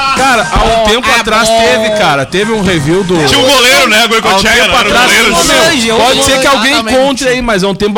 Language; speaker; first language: Portuguese; native; Portuguese